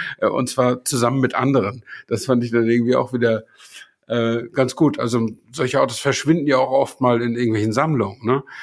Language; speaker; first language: German; native; German